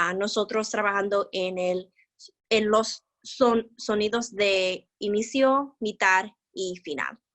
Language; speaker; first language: Spanish; non-native, learner; English